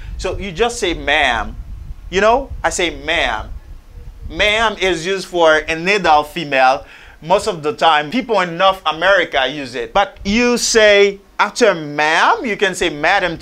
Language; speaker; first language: English; non-native, fluent; Haitian Creole